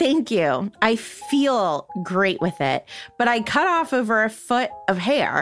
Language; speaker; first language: English; native; English